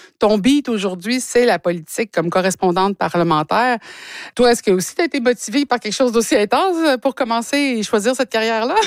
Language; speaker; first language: French; native; French